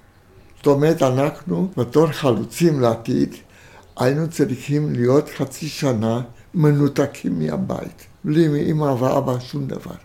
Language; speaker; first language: Hebrew; non-native, fluent; Romanian